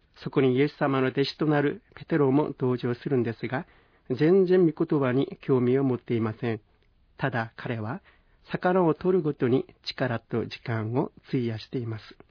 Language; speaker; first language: Japanese; non-native, fluent; Korean